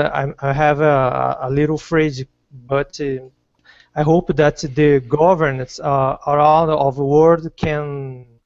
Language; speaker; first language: English; non-native, learner; Portuguese